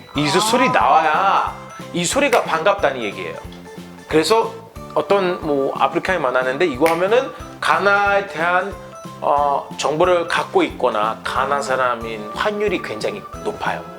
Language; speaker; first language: Korean; non-native, fluent; Akan